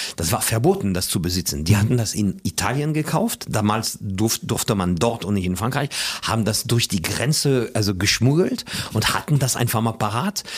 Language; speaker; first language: German; non-native, fluent; French